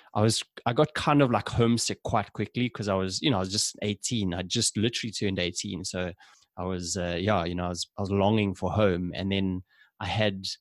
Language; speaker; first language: English; native; English